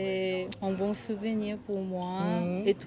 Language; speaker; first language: French; non-native, learner; Korean